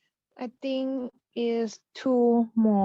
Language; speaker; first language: English; non-native, learner; Thai